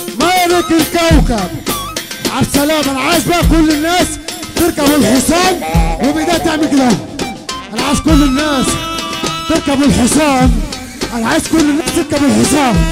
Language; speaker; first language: Arabic; native; Arabic